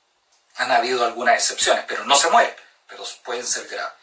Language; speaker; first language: Spanish; native; Spanish